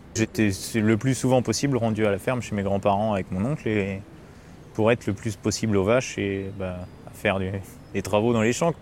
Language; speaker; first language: French; native; French